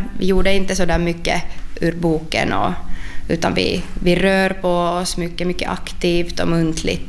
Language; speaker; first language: Swedish; non-native, local second language; Finnish